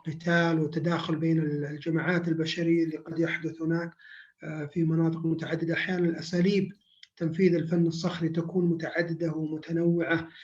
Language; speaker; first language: Arabic; native; Arabic